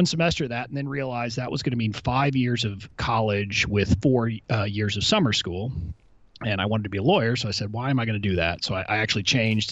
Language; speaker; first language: English; native; English